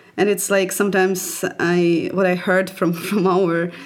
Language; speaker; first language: English; non-native, fluent; Ukrainian